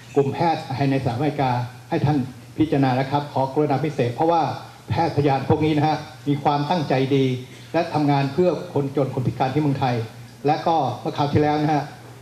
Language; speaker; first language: Thai; native; Thai